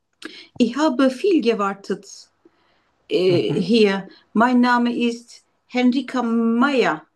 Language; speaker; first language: German; non-native, learner; Turkish